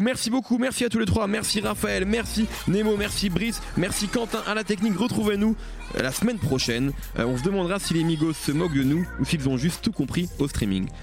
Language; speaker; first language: French; native; French